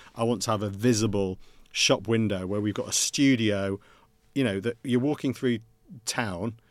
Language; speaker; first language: English; native; English